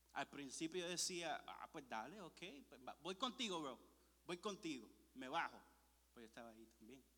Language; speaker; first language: Spanish; early bilingual, heritage; Spanish